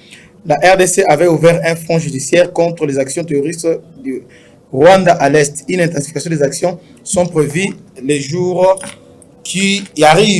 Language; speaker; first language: French; non-native, local second language; Lingala